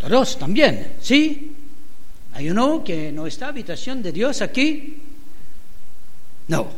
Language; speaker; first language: Spanish; non-native, learner; French